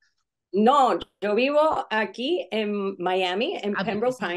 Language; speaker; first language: Spanish; native; Spanish